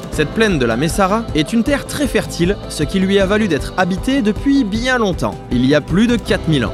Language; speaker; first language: French; native; French